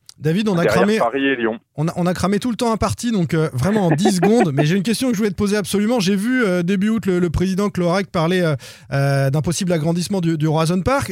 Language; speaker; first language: French; native; French